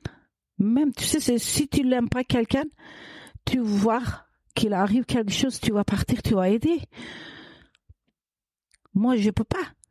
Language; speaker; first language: French; non-native, learner; Kurdish